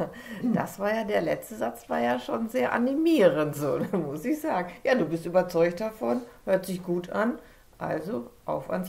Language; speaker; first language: German; native; German